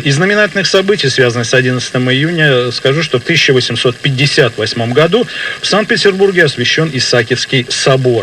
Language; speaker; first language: Russian; native; Russian